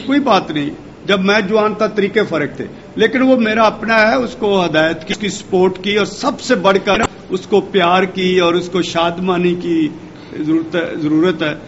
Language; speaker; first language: Urdu; non-native, local second language; Punjabi